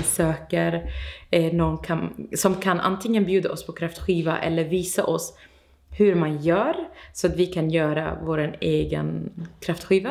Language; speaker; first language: Swedish; non-native, fluent; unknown